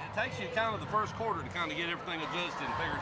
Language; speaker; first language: English; native; English